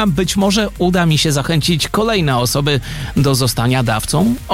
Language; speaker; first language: Polish; native; Polish